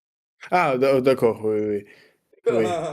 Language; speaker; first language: French; non-native, learner; Russian